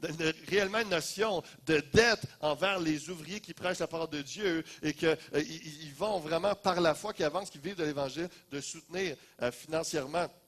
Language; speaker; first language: French; native; French